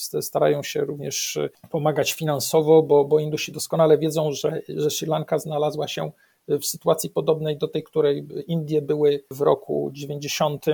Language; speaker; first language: Polish; native; Polish